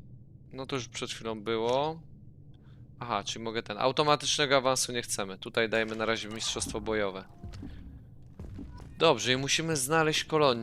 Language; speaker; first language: Polish; native; Polish